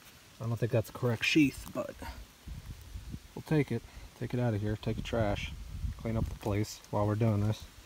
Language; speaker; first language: English; native; English